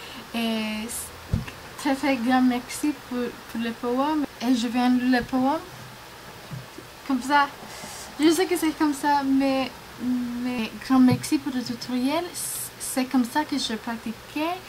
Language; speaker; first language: French; non-native, learner; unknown